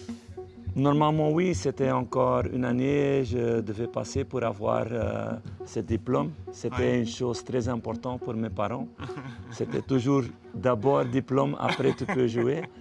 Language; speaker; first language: French; non-native, fluent; Dutch